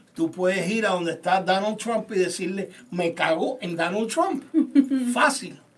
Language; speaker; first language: Spanish; native; Spanish